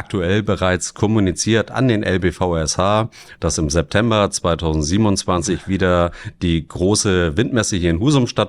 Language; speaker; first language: German; native; German